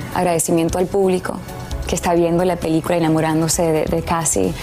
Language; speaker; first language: Spanish; early bilingual, heritage; Spanish